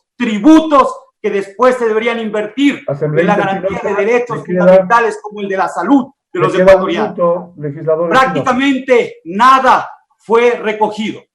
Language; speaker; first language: Spanish; native; Spanish